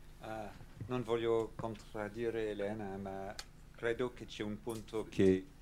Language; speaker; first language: Italian; non-native, learner; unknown